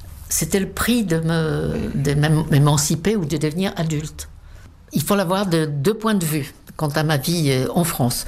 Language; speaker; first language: French; non-native, fluent; Czech